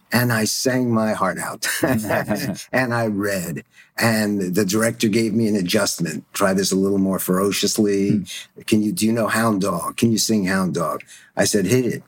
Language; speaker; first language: English; early bilingual, other home language; German